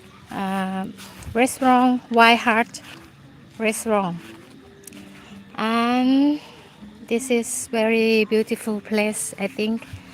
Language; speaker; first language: English; non-native, learner; Thai